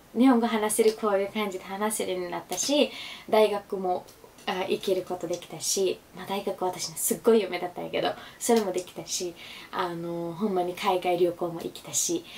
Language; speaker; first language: Japanese; non-native, fluent; Urdu